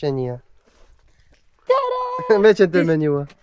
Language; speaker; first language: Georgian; non-native, learner; Korean